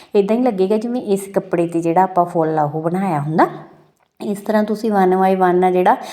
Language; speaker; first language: Punjabi; native; Punjabi